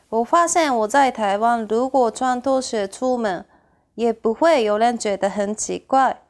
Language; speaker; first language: Chinese; non-native, fluent; Japanese